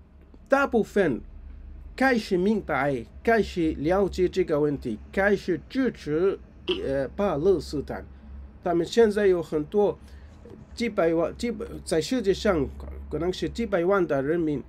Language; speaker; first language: Chinese; non-native, fluent; Arabic